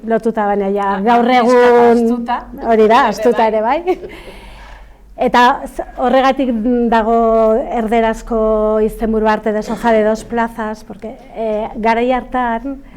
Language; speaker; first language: Basque; non-native, local second language; Spanish